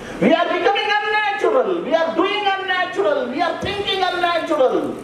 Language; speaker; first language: English; non-native, local second language; Hindi